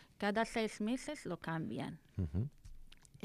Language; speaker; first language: Spanish; non-native, learner; Arabic